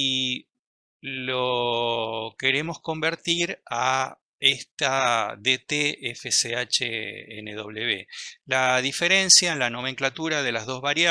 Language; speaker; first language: Spanish; native; Spanish